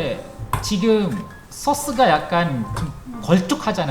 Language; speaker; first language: Korean; non-native, fluent; Malay